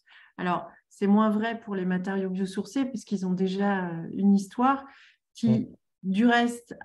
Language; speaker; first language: French; native; French